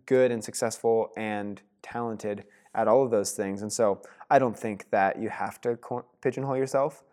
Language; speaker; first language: English; native; English